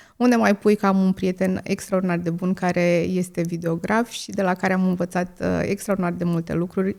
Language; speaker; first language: Romanian; native; Romanian